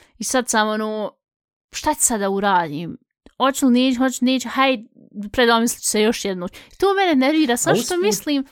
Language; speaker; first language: Bosnian; early bilingual, heritage; Bosnian